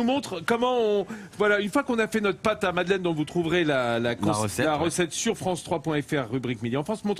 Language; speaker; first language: French; native; French